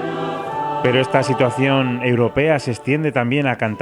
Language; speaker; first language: Spanish; native; Spanish